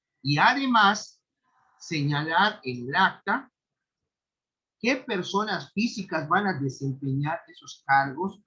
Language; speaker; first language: Spanish; native; Spanish